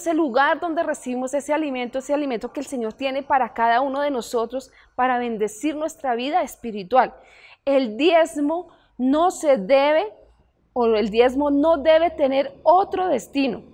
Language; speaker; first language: Spanish; native; Spanish